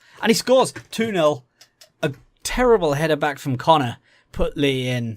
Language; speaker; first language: English; native; English